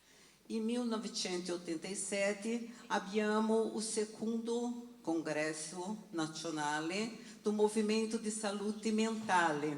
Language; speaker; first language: Italian; non-native, learner; Portuguese